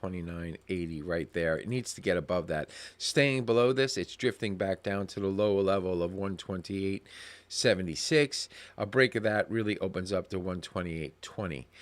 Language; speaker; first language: English; native; English